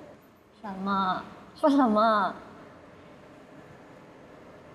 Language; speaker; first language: Chinese; non-native, learner; Thai